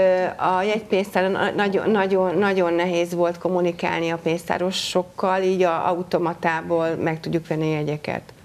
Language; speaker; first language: Hungarian; non-native, local second language; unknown